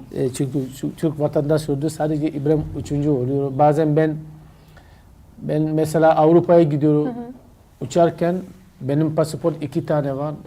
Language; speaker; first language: Turkish; non-native, learner; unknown